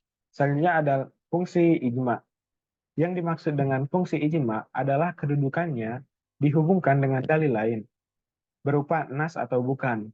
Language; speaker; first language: Indonesian; native; Indonesian